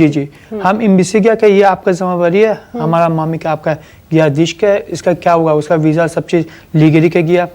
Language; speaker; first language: Hindi; non-native, learner; Persian